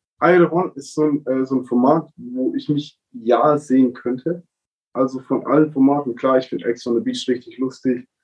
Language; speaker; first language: German; early bilingual, other home language; Italian